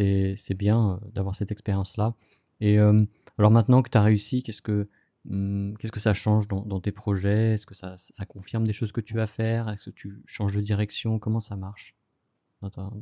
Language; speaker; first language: French; native; French